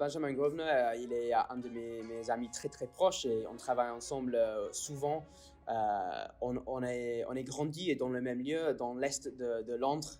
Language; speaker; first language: French; non-native, fluent; English